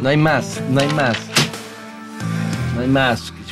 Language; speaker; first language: Spanish; native; Spanish